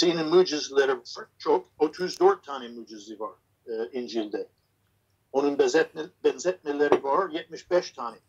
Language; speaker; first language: Turkish; non-native, fluent; English